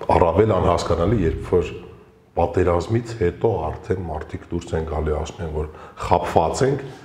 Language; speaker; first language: Armenian; early bilingual, heritage; Armenian